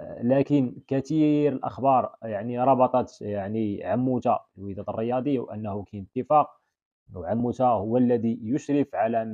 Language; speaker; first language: Arabic; native; Arabic